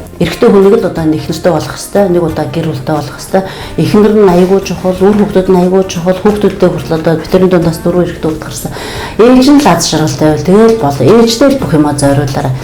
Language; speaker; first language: Mongolian; native; Mongolian